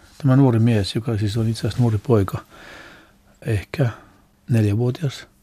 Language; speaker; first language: Finnish; non-native, local second language; Swedish